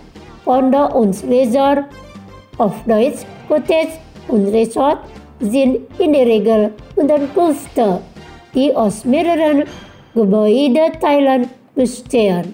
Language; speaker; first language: German; non-native, fluent; Indonesian